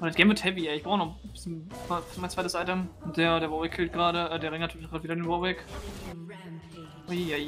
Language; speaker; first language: German; native; German